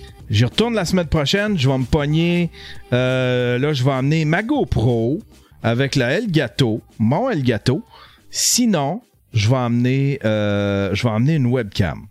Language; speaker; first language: French; native; French